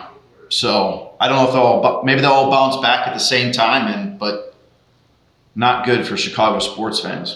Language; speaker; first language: English; native; English